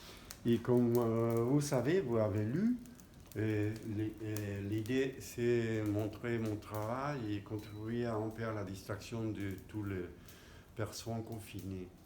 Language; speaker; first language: French; non-native, fluent; Spanish